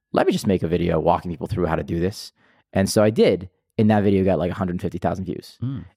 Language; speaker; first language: English; non-native, fluent; Hebrew